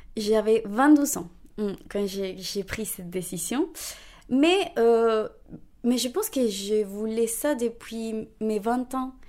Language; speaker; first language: French; non-native, fluent; Spanish